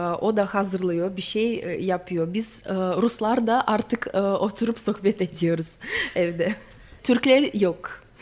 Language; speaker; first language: Turkish; non-native, fluent; Russian